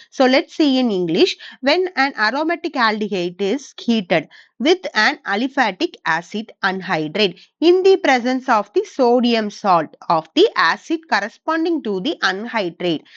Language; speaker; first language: English; non-native, local second language; Tamil